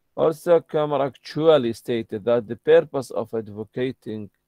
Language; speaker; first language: English; non-native, fluent; Arabic